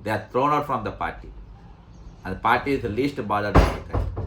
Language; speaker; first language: English; non-native, local second language; Telugu